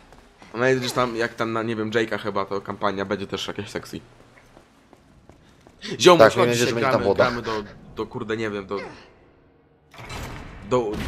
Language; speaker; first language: Polish; native; Polish